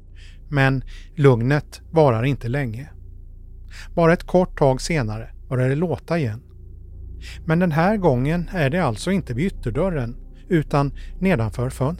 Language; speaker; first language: Swedish; native; Swedish